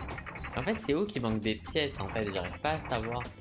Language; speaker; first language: French; native; French